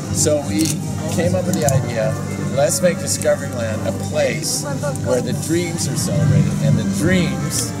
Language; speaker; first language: English; native; English